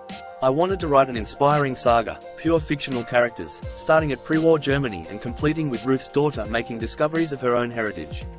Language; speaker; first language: English; native; English